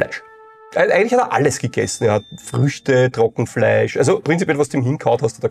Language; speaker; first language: German; native; German